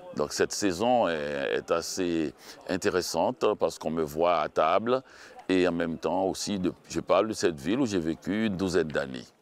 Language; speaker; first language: French; native; French